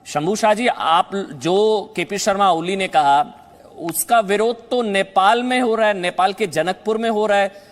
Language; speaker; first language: Hindi; native; Hindi